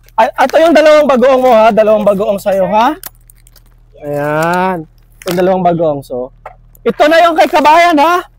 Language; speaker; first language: Filipino; native; Filipino